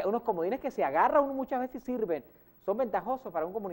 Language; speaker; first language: Spanish; native; Spanish